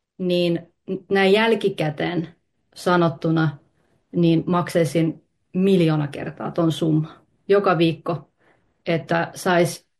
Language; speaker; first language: Finnish; early bilingual, other home language; Russian